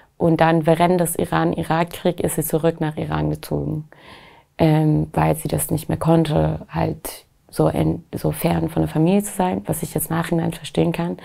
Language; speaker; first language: German; non-native, fluent; Persian